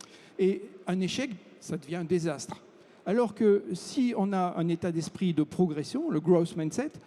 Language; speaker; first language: French; native; French